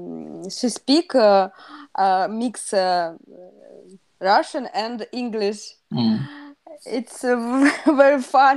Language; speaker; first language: English; non-native, learner; Russian